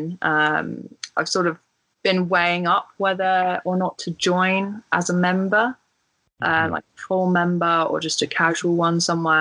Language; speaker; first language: English; native; English